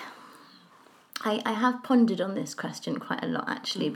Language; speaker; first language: English; native; English